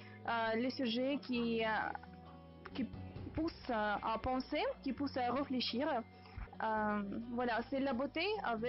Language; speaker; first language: French; non-native, fluent; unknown